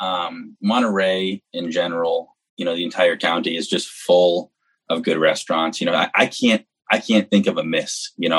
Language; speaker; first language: English; native; English